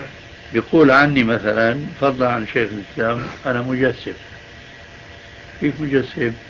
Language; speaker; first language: Arabic; early bilingual, other home language; Albanian